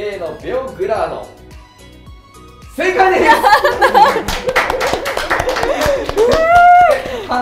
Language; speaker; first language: Japanese; native; Japanese